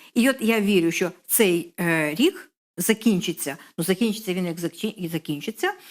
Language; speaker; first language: Ukrainian; non-native, local second language; Russian